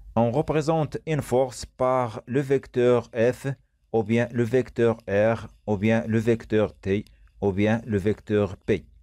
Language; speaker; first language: French; non-native, local second language; Arabic